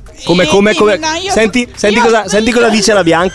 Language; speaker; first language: Italian; native; Italian